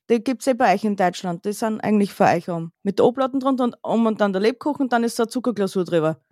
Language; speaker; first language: German; native; German